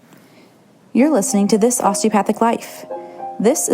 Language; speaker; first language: English; native; English